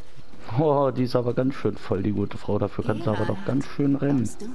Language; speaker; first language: German; native; German